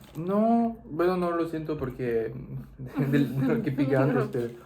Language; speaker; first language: Spanish; non-native, learner; French